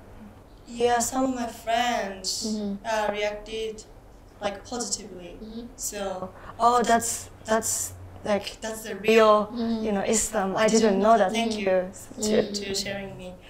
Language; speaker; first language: English; non-native, learner; Japanese